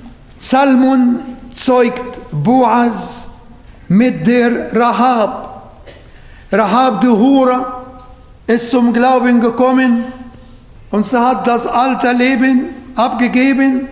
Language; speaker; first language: German; non-native, fluent; Arabic